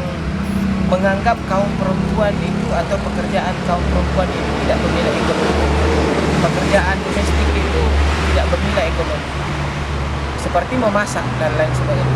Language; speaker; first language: Indonesian; native; Indonesian